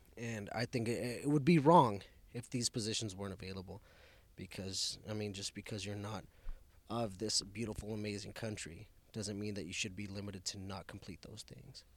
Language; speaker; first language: English; early bilingual, other home language; Spanish